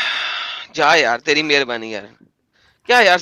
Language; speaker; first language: Hindi; native; Hindi